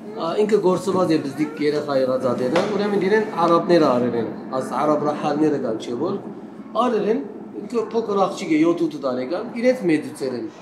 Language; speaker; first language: Armenian; early bilingual, heritage; Armenian